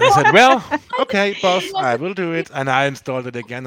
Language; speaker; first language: English; non-native, fluent; German